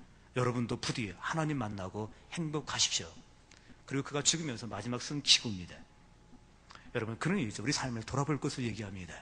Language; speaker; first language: Korean; native; Korean